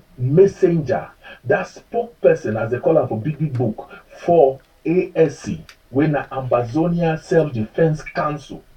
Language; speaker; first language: Nigerian Pidgin; native; Nigerian Pidgin